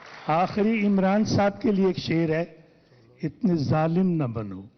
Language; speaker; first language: Urdu; native; Urdu